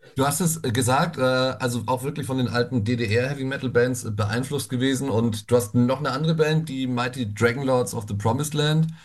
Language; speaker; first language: German; native; German